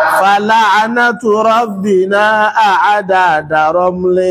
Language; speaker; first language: Arabic; non-native, fluent; Yoruba